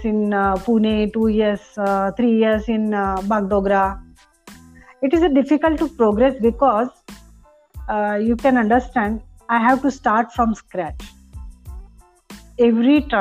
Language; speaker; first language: English; non-native, local second language; Marathi